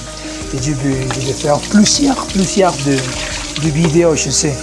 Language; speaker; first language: French; non-native, learner; Spanish